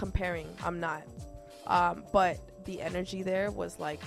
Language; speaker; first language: English; early bilingual, other home language; Spanish